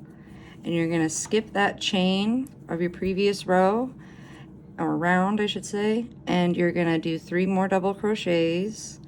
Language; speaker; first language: English; native; English